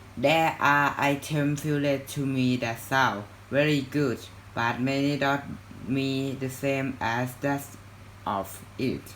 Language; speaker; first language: English; non-native, learner; Thai